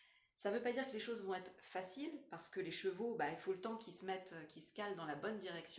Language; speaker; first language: French; native; French